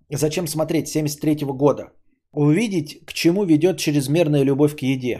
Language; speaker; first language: Russian; native; Russian